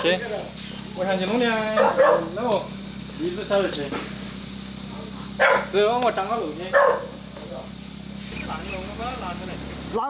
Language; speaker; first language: Chinese; native; Chinese